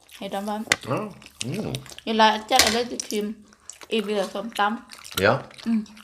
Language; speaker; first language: English; non-native, learner; Thai